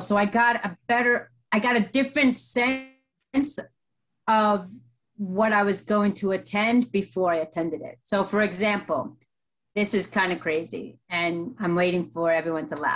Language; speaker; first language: English; native; English